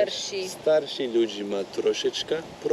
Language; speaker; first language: Polish; non-native, learner; Turkish